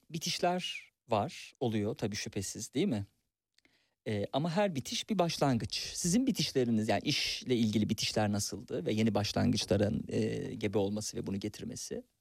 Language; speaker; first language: Turkish; native; Turkish